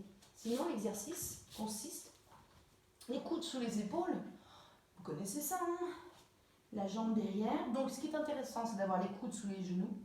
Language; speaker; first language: French; native; French